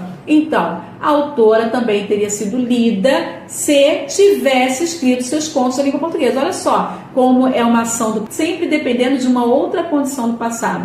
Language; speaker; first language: Portuguese; native; Portuguese